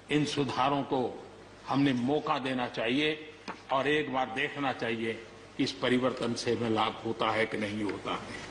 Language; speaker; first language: Hindi; non-native, local second language; Gujarati